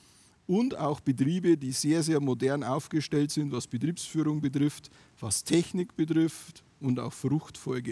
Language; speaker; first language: German; native; German